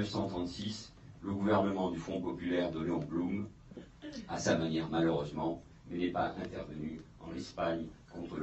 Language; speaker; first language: French; native; French